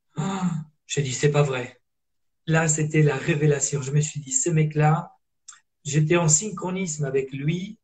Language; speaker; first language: French; non-native, fluent; Italian